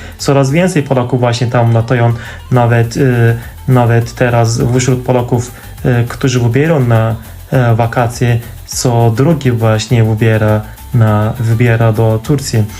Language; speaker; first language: Polish; non-native, fluent; Turkish